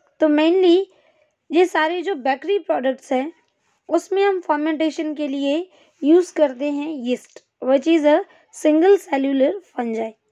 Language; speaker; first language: Hindi; non-native, local second language; Gujarati